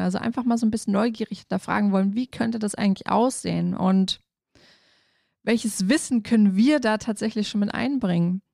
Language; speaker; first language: German; native; German